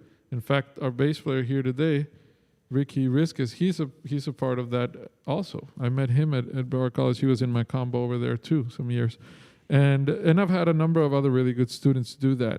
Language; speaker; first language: English; non-native, fluent; Spanish